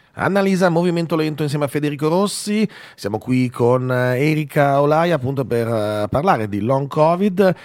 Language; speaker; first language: Italian; native; Italian